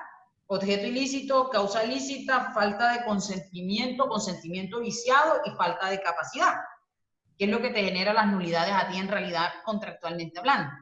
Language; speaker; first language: Spanish; native; Spanish